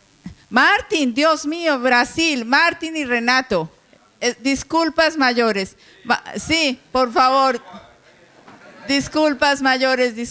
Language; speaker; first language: Spanish; native; Spanish